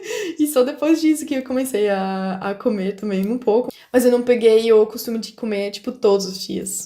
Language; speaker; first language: Portuguese; non-native, fluent; German